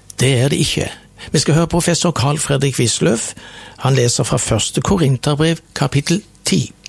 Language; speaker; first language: Norwegian; native; Norwegian